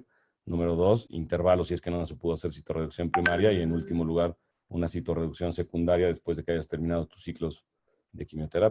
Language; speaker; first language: Spanish; native; Spanish